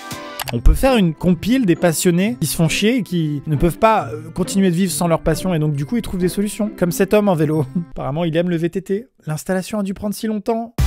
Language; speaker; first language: French; native; French